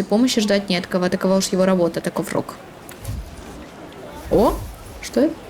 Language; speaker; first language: Russian; native; Russian